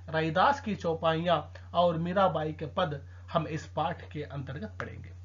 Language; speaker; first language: Hindi; non-native, local second language; Telugu